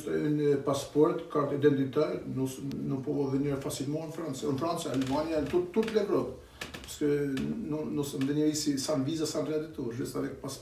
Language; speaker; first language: French; non-native, learner; Albanian